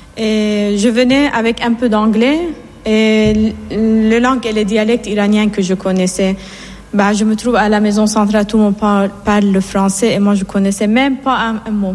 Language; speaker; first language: French; non-native, fluent; Persian